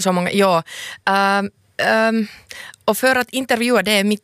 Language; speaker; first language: Swedish; non-native, local second language; Finnish